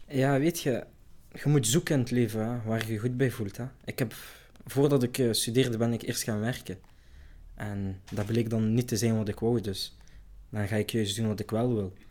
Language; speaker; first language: Dutch; early bilingual, other home language; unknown